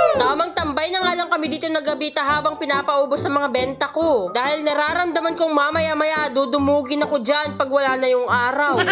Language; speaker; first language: Filipino; native; Filipino